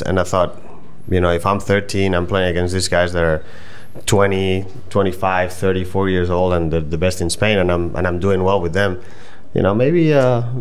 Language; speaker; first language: English; non-native, fluent; Spanish